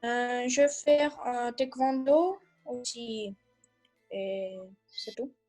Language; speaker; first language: French; non-native, learner; Russian